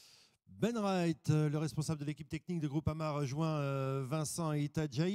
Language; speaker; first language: French; native; French